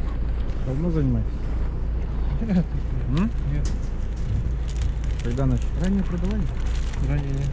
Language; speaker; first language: Russian; native; Russian